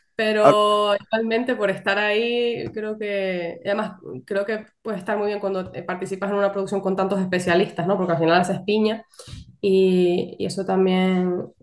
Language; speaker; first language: Spanish; native; Spanish